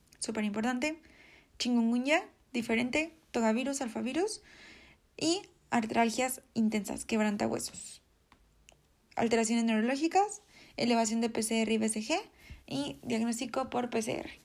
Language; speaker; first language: Spanish; native; Spanish